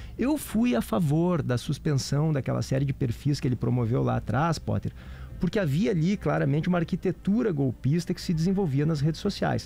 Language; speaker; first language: Portuguese; native; Portuguese